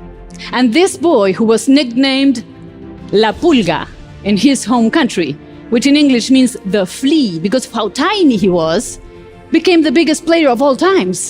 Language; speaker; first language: English; non-native, fluent; Spanish